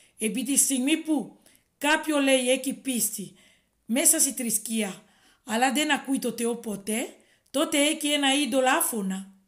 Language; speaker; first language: Greek; non-native, fluent; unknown